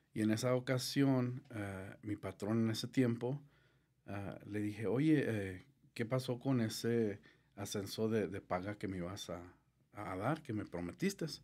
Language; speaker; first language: Spanish; early bilingual, heritage; Spanish